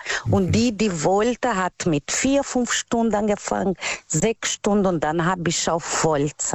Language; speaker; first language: German; non-native, learner; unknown